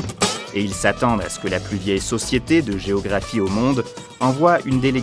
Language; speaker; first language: French; native; French